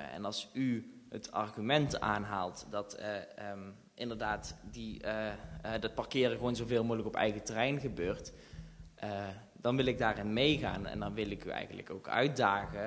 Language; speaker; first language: Dutch; native; Dutch